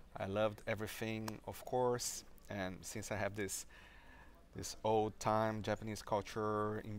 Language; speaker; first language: English; non-native, fluent; Portuguese